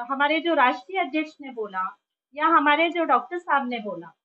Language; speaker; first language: Hindi; native; Hindi